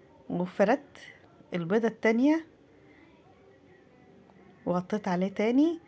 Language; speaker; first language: Arabic; native; Arabic